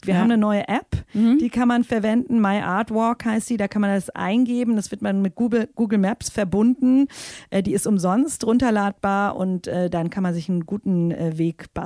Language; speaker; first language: German; native; German